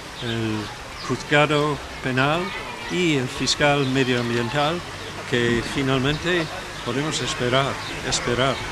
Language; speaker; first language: Spanish; non-native, fluent; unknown